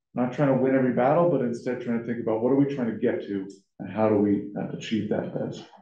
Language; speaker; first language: English; native; English